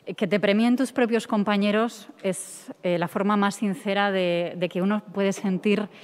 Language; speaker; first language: Spanish; native; Spanish